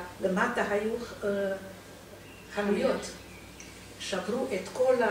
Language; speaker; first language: Hebrew; non-native, fluent; Romanian